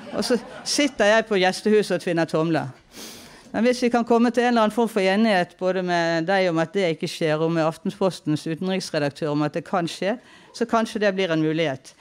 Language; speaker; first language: Norwegian; native; Norwegian